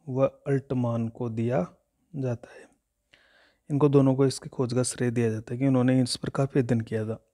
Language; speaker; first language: Hindi; native; Hindi